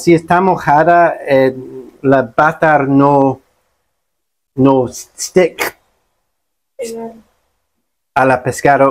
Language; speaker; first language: Spanish; non-native, learner; English